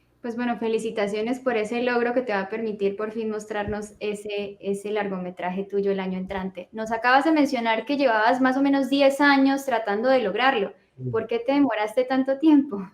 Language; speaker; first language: Spanish; native; Spanish